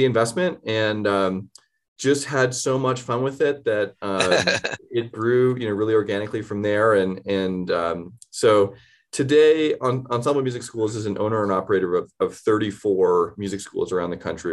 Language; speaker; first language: English; native; English